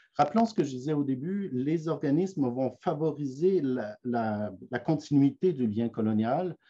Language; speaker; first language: French; native; French